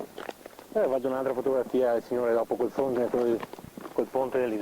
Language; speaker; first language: Italian; native; Italian